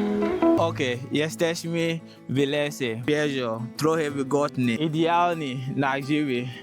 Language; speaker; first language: Polish; non-native, learner; English